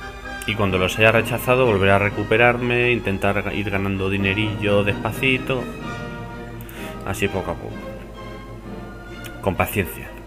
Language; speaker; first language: Spanish; native; Spanish